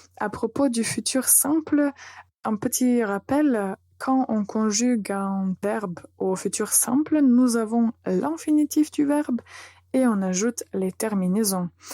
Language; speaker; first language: French; native; French